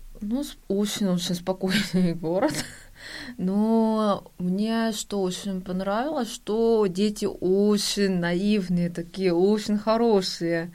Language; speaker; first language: Russian; non-native, fluent; Korean